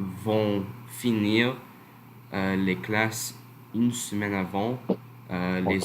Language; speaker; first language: French; non-native, learner; English